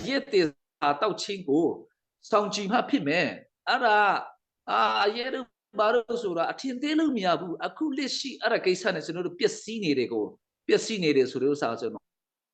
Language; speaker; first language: Burmese; non-native, local second language; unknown